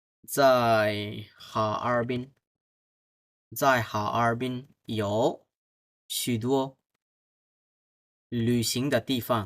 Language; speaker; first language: Chinese; non-native, fluent; Bangla